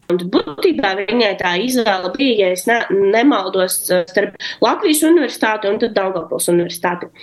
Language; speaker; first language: Latvian; non-native, local second language; Russian